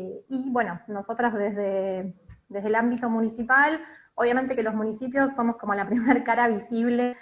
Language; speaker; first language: Spanish; native; Spanish